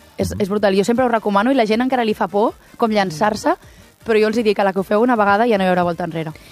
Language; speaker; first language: Catalan; native; Catalan